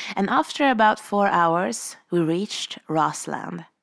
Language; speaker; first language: English; non-native, fluent; Swedish